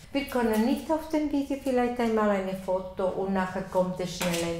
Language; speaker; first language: German; non-native, learner; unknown